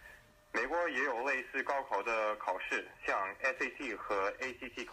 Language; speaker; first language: Chinese; early bilingual, heritage; Chinese